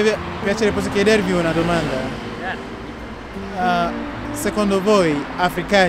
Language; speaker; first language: Italian; non-native, learner; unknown